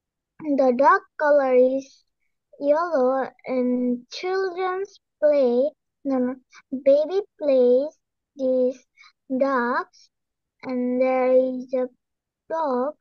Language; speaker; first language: English; non-native, learner; Bangla